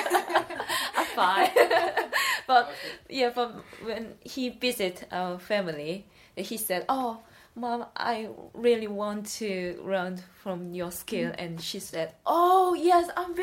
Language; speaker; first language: English; non-native, learner; Korean